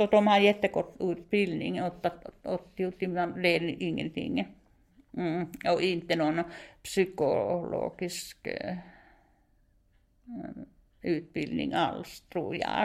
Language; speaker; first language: Swedish; non-native, fluent; Finnish